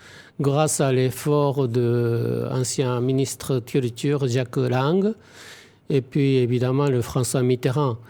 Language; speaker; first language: French; non-native, fluent; Japanese